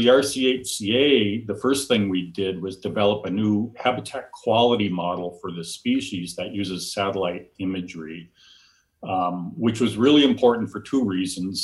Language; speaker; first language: English; native; English